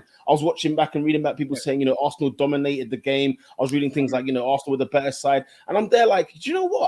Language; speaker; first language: English; native; English